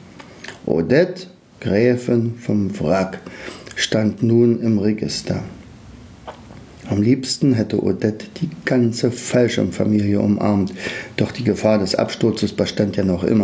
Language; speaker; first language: German; native; German